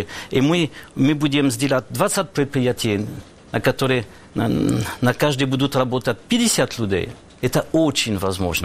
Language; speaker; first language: Russian; non-native, learner; French